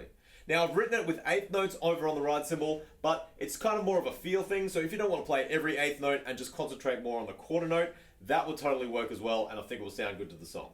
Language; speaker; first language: English; native; English